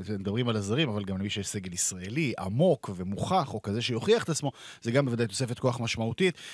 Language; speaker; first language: Hebrew; native; Hebrew